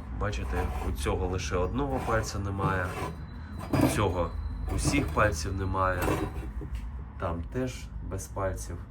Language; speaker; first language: Ukrainian; non-native, local second language; Russian